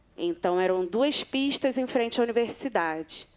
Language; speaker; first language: Portuguese; native; Portuguese